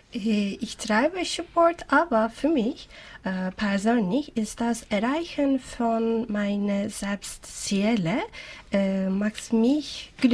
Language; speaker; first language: German; non-native, learner; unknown